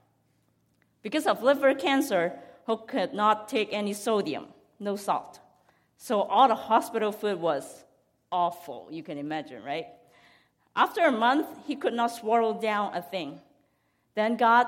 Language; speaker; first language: English; non-native, local second language; Cantonese